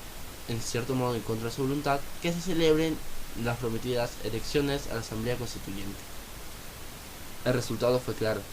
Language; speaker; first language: Spanish; native; Spanish